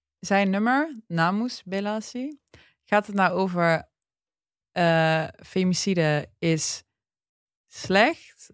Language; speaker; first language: Dutch; early bilingual, other home language; Turkish